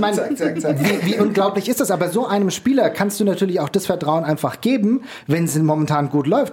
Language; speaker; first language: German; native; German